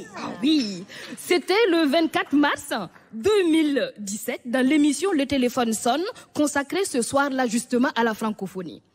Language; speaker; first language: French; non-native, local second language; Mossi